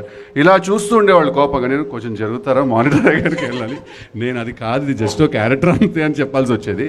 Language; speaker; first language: Telugu; native; Telugu